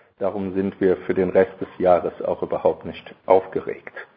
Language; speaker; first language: German; native; German